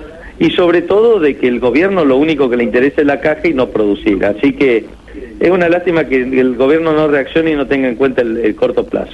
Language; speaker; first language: Spanish; native; Spanish